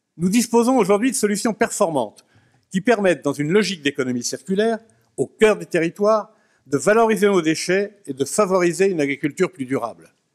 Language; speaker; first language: French; native; French